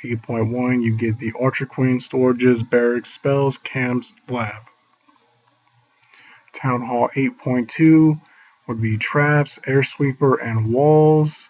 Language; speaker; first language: English; native; English